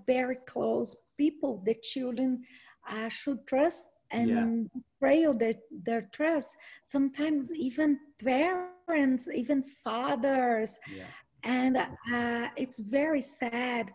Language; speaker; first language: English; non-native, fluent; Portuguese